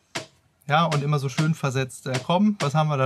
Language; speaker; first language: German; native; German